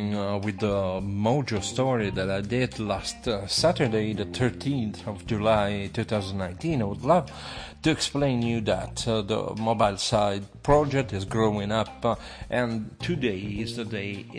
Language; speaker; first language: English; non-native, fluent; Italian